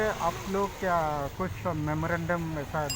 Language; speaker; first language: Hindi; non-native, local second language; Kok Borok